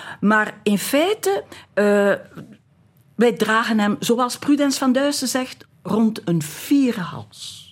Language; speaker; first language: Dutch; native; Dutch